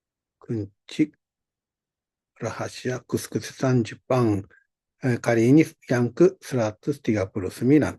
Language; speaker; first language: Indonesian; non-native, fluent; Japanese